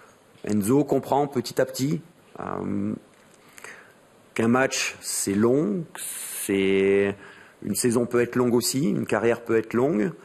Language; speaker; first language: French; native; French